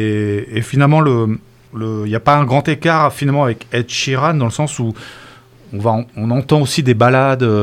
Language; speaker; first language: French; native; French